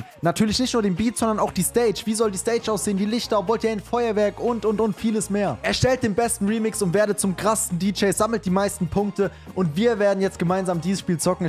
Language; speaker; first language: German; native; German